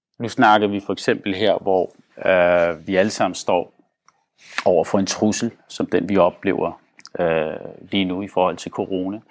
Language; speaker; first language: Danish; non-native, local second language; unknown